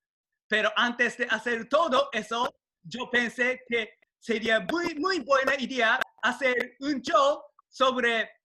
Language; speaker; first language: Spanish; non-native, fluent; Japanese